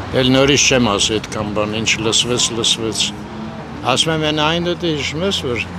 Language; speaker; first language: Armenian; native; Armenian